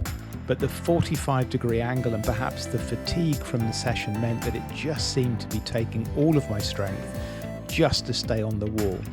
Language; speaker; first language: English; native; English